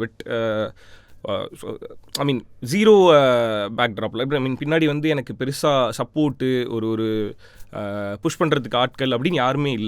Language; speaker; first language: Tamil; native; Tamil